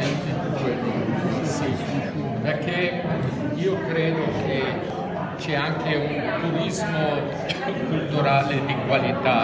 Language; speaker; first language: Italian; non-native, fluent; German